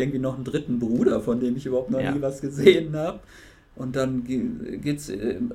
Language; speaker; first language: German; native; German